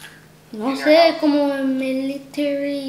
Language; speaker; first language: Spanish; early bilingual, heritage; Spanish